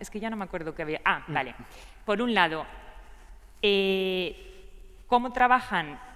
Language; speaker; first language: Spanish; native; Spanish